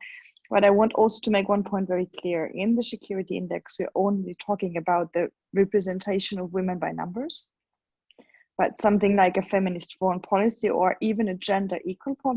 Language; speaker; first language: English; non-native, fluent; German